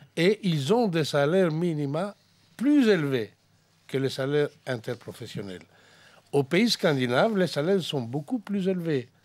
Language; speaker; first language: French; non-native, fluent; Greek